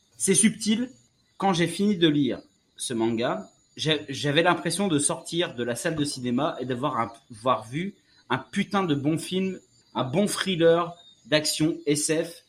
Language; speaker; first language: French; native; French